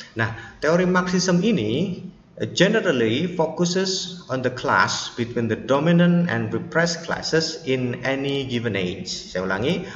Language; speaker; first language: English; non-native, fluent; Indonesian